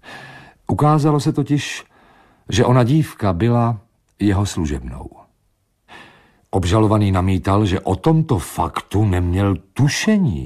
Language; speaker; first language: Czech; native; Czech